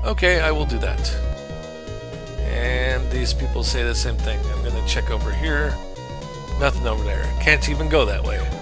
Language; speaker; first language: English; native; English